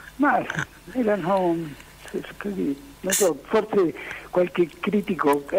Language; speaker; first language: Italian; non-native, fluent; Spanish